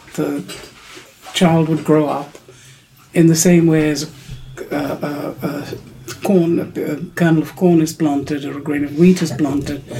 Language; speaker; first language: English; non-native, local second language; Urdu